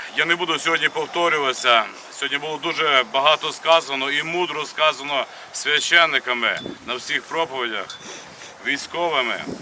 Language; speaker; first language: Ukrainian; native; Ukrainian